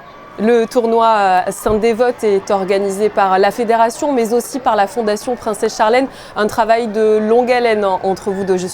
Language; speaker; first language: French; native; French